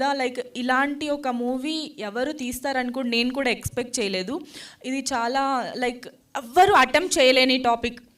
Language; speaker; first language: Telugu; non-native, fluent; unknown